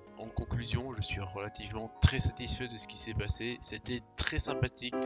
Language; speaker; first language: French; native; French